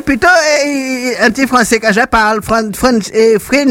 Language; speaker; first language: French; native; French